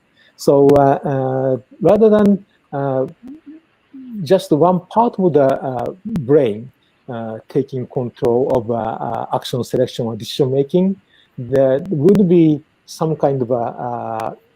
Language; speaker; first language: English; non-native, fluent; Japanese